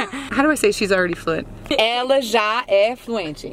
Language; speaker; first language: Portuguese; non-native, learner; English